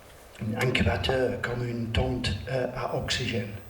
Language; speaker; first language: French; non-native, learner; English